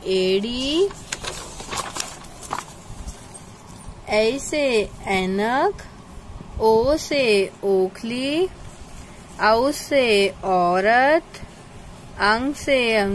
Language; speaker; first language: Hindi; native; Hindi